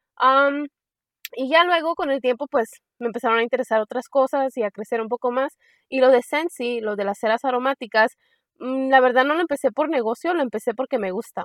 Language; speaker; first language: Spanish; early bilingual, heritage; Spanish